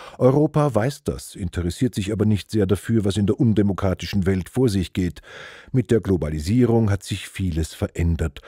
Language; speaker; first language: German; native; German